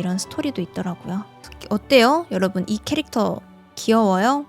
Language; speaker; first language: Korean; native; Korean